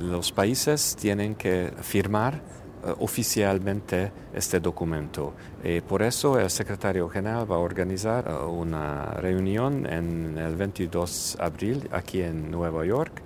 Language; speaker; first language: Spanish; non-native, fluent; Hungarian